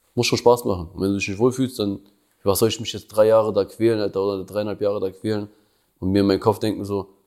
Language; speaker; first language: German; early bilingual, other home language; Albanian